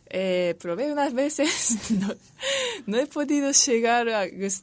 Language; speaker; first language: Spanish; non-native, fluent; Japanese